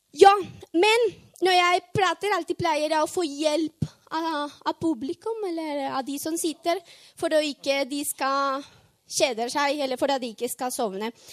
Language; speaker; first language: Norwegian; non-native, fluent; Spanish